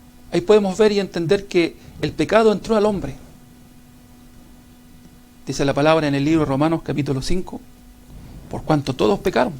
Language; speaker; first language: Spanish; native; Spanish